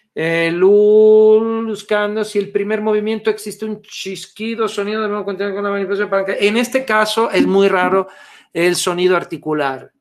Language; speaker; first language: Spanish; non-native, fluent; Italian